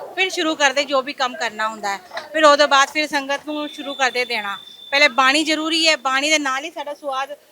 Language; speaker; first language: Punjabi; non-native, local second language; Hindi